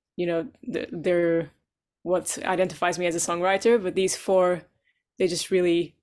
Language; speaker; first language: English; non-native, fluent; Portuguese